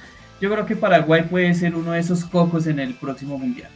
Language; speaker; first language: Spanish; native; Spanish